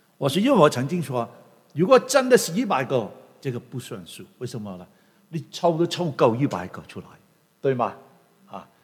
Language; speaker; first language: Chinese; non-native, local second language; Cantonese